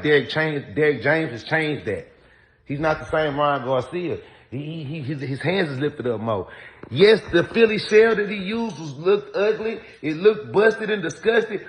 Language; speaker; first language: English; native; English